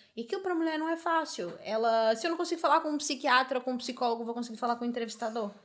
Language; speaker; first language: Portuguese; native; Portuguese